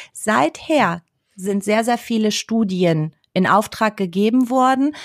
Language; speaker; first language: German; early bilingual, other home language; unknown